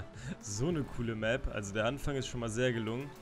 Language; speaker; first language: German; native; German